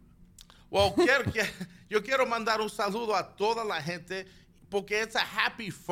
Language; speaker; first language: Spanish; early bilingual, other home language; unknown